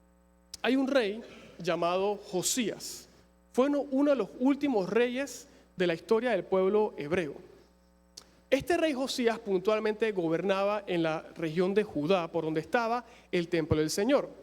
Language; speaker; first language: Spanish; native; Spanish